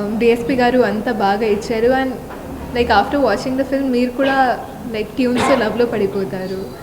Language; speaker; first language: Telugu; non-native, fluent; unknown